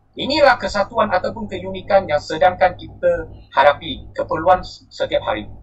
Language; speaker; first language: Malay; non-native, local second language; Chinese